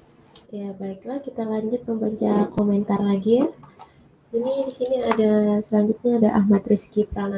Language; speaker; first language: Indonesian; native; Indonesian